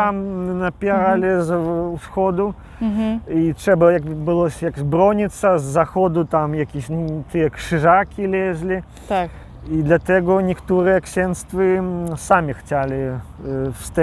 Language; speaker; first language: Polish; non-native, local second language; Belarusian